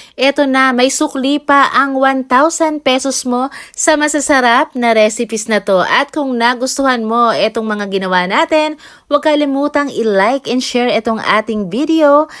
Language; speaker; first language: Filipino; native; Filipino